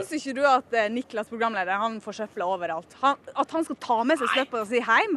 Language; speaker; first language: Norwegian; native; Norwegian